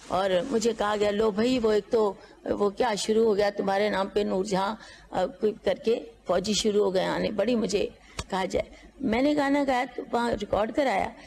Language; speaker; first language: Urdu; non-native, local second language; Punjabi